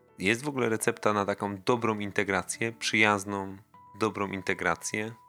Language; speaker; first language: Polish; native; Polish